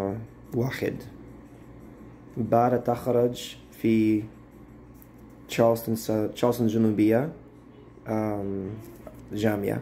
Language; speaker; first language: Arabic; non-native, learner; English